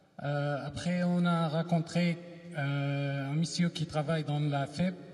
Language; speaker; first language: French; non-native, learner; Arabic